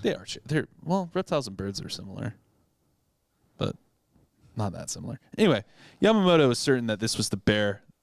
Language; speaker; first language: English; native; English